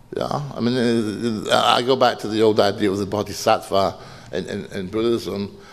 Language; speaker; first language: English; native; English